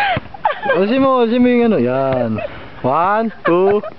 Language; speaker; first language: Filipino; non-native, local second language; Cebuano